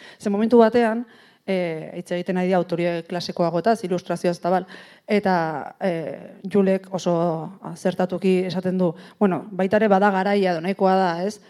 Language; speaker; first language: Basque; native; Basque